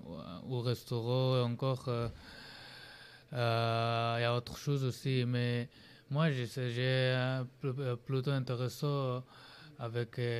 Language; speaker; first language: French; non-native, learner; Bangla